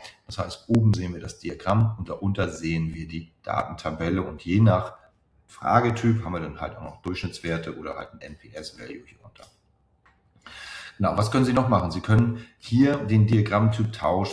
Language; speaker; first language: German; native; German